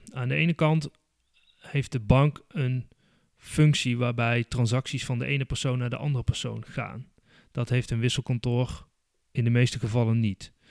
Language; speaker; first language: Dutch; native; Dutch